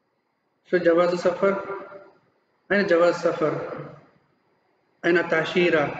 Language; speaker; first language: Arabic; non-native, learner; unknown